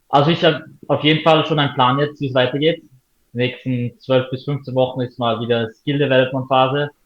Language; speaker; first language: German; native; German